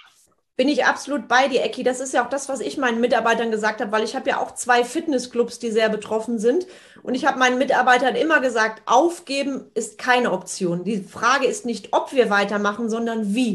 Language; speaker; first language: German; native; German